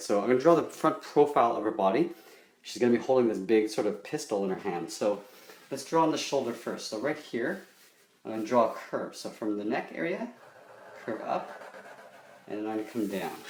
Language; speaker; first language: English; native; English